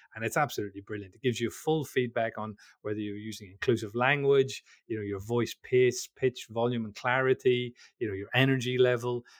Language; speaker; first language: English; native; English